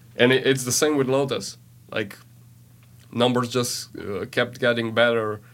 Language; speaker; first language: English; non-native, fluent; Slovenian